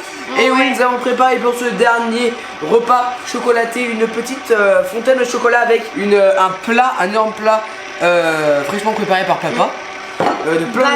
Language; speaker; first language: French; native; French